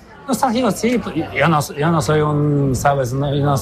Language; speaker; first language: Spanish; non-native, learner; Polish